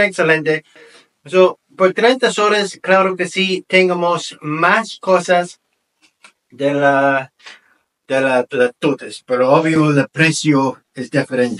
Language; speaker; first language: Spanish; non-native, learner; English